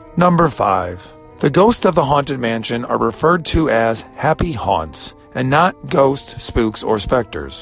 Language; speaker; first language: English; native; English